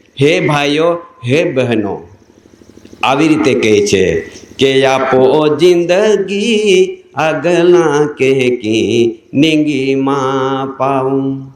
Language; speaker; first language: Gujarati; non-native, local second language; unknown